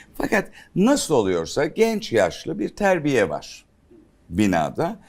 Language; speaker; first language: Turkish; native; Turkish